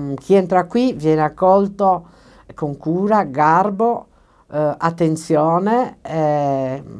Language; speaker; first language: Italian; native; Italian